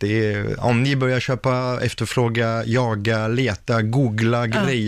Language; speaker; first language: Swedish; non-native, fluent; French